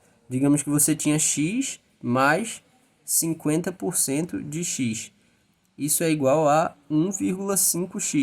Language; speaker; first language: Portuguese; native; Portuguese